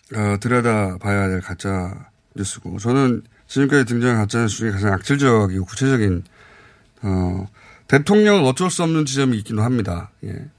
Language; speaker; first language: Korean; native; Korean